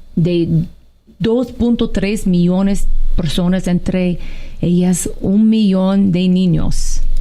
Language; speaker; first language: Spanish; non-native, fluent; Arabic